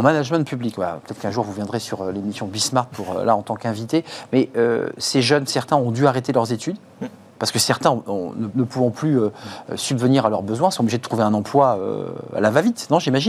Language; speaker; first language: French; native; French